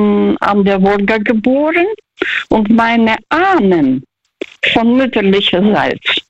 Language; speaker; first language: German; early bilingual, heritage; Russian